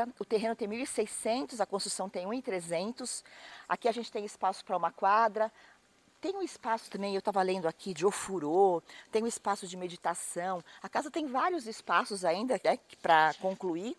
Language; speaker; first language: Portuguese; native; Portuguese